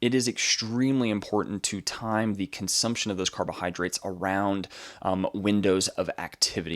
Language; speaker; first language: English; native; English